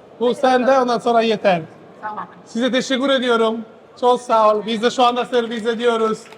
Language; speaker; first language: Turkish; non-native, fluent; Italian